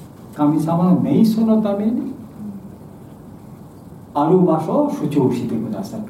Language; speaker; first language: Japanese; non-native, learner; Bangla